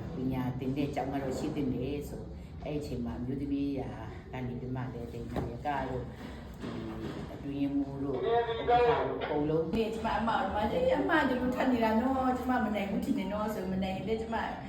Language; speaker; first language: Burmese; non-native, local second language; Kachin